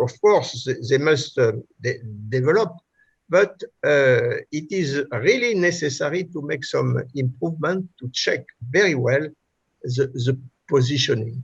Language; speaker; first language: English; non-native, fluent; French